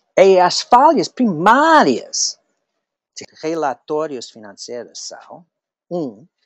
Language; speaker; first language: Portuguese; non-native, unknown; English